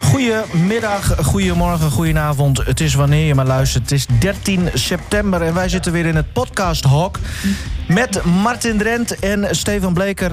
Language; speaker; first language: Dutch; native; Dutch